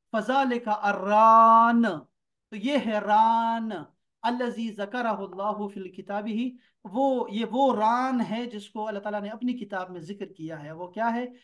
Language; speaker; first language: Urdu; native; Urdu